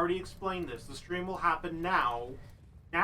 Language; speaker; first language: English; native; English